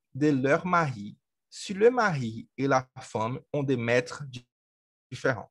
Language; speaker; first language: French; native; French